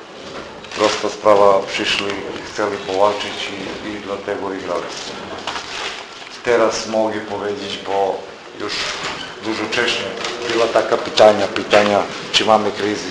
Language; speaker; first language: Polish; non-native, learner; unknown